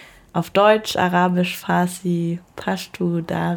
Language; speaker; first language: German; native; German